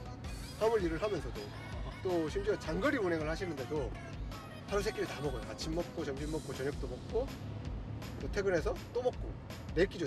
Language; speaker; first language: Korean; native; Korean